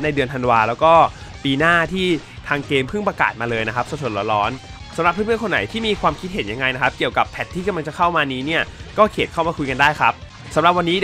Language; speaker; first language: Thai; native; Thai